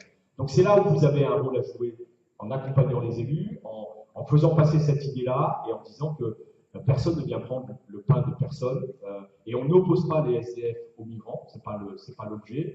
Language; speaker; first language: French; native; French